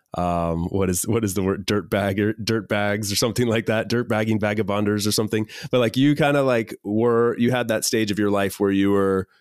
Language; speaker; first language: English; native; English